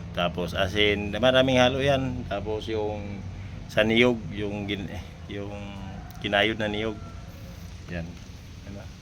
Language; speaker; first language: Filipino; non-native, local second language; Cebuano